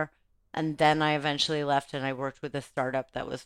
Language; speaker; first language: English; native; English